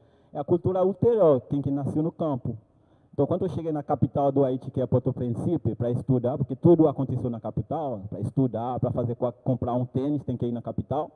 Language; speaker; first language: Portuguese; non-native, learner; Haitian Creole